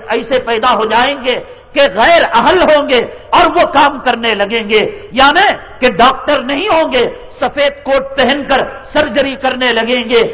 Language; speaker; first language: Urdu; native; Urdu